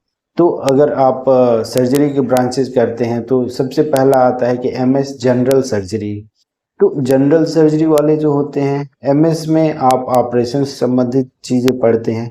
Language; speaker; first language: Hindi; native; Hindi